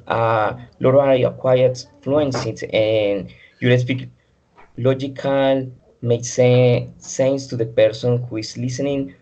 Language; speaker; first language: English; non-native, learner; Spanish